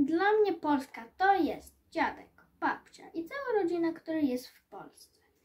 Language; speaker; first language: Polish; early bilingual, heritage; Polish